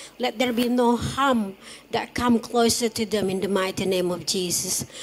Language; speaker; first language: English; non-native, fluent; Indonesian